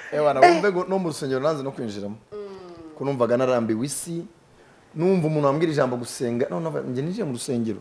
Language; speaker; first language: Kinyarwanda; early bilingual, heritage; Kinyarwanda